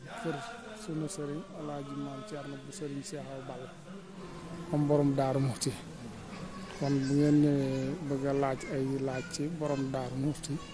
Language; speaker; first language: Wolof; native; Wolof